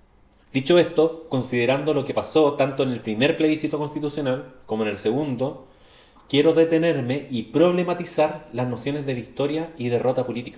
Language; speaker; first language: Spanish; native; Spanish